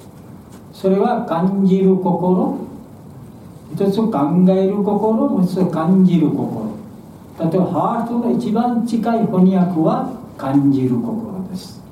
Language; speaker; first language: Japanese; non-native, learner; Bangla